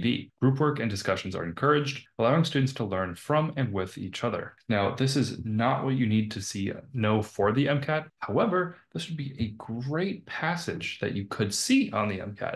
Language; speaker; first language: English; native; English